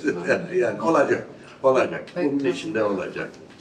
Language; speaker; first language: Turkish; early bilingual, heritage; Turkish